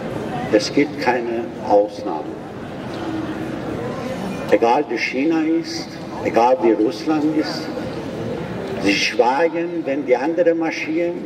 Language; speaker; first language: German; non-native, learner; Persian